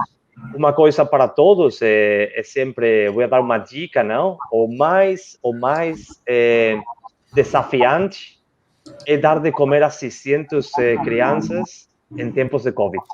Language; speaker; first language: Portuguese; non-native, learner; Spanish